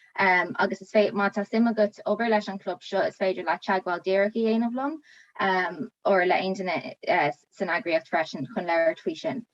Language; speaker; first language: Irish; non-native, local second language; English